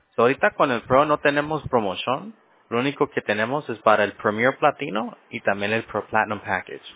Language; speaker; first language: Spanish; early bilingual, heritage; Spanish